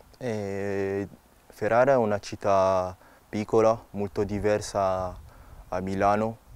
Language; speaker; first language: Italian; non-native, fluent; French